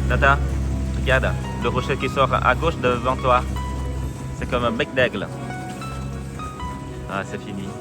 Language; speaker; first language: French; non-native, fluent; Vietnamese